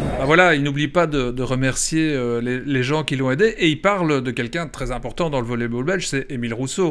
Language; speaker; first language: French; native; French